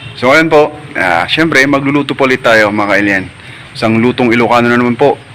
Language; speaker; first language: Filipino; non-native, local second language; Iloko